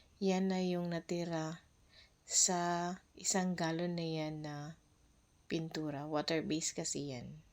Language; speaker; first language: Filipino; non-native, local second language; Cebuano